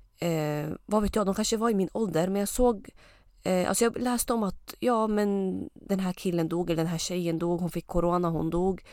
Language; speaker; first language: Swedish; early bilingual, other home language; Arabic